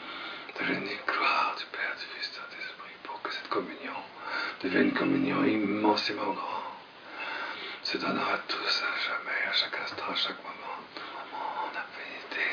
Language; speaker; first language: French; native; French